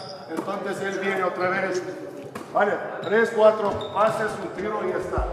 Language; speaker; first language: Spanish; non-native, fluent; Lithuanian